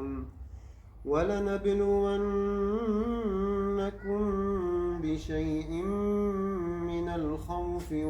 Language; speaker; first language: Arabic; native; Arabic